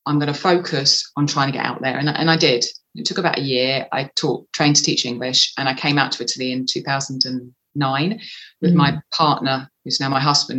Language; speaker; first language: English; native; English